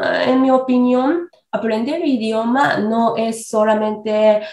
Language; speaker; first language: Spanish; non-native, fluent; Japanese